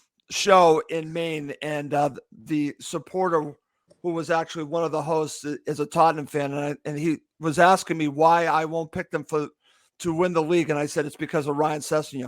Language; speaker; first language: English; native; English